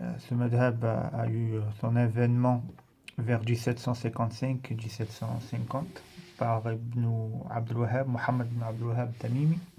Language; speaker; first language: French; non-native, local second language; Arabic